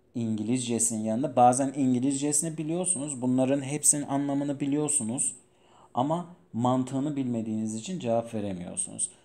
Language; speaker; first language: Turkish; non-native, fluent; Persian